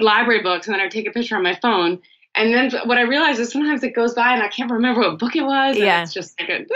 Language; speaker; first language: English; native; English